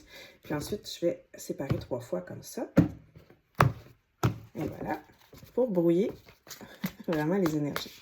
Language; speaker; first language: French; native; French